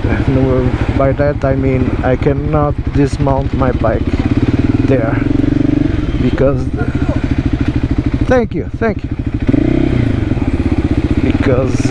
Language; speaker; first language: English; non-native, fluent; Portuguese